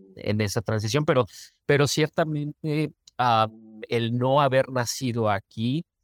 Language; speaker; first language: Spanish; native; Spanish